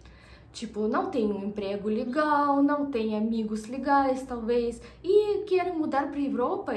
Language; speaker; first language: Portuguese; non-native, fluent; Russian